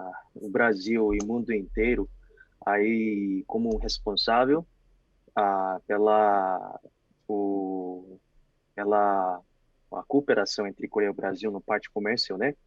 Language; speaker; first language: Portuguese; non-native, fluent; Korean